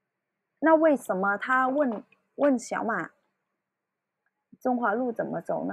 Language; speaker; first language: Chinese; early bilingual, heritage; Cantonese